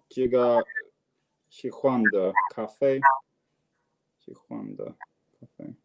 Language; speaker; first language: Chinese; non-native, learner; English